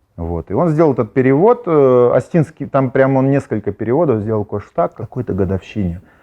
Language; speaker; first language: Russian; native; Russian